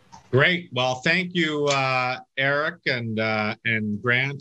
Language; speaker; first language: English; native; English